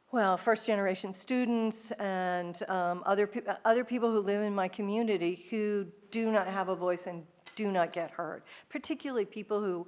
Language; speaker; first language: English; native; English